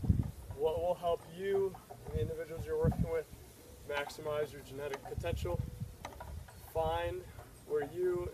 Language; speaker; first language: English; native; English